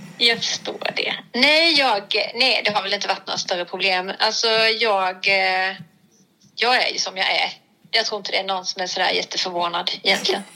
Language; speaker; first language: Swedish; native; Swedish